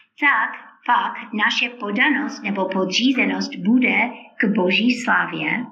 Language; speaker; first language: Czech; non-native, fluent; English